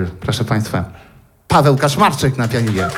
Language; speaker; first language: Polish; non-native, learner; French